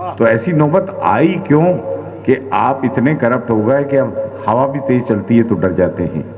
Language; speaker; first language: Urdu; native; Urdu